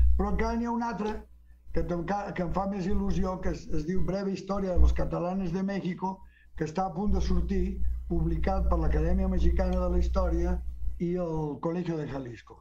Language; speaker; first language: Catalan; early bilingual, heritage; Catalan